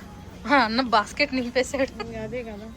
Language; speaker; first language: Telugu; native; Telugu